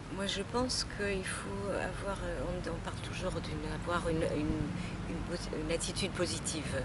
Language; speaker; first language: French; non-native, fluent; English